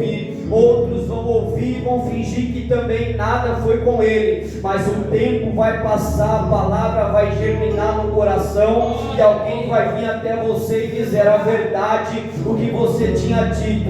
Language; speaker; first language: Portuguese; native; Portuguese